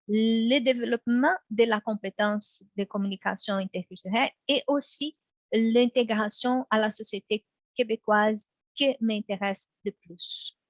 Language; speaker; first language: French; non-native, fluent; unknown